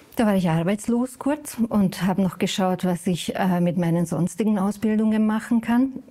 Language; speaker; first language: German; non-native, fluent; Hungarian